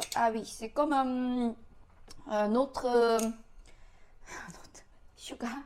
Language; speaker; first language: French; non-native, learner; Korean